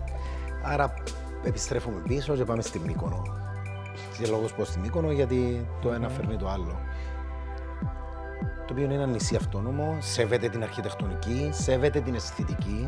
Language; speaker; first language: Greek; native; Greek